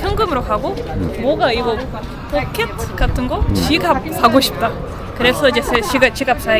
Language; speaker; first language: Korean; non-native, learner; Russian